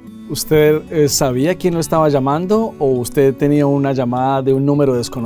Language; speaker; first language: Spanish; native; Spanish